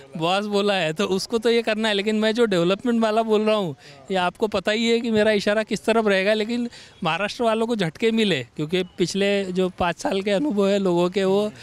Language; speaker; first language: Hindi; non-native, local second language; Marathi